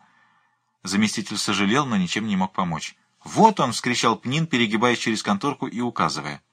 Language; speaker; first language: Russian; native; Russian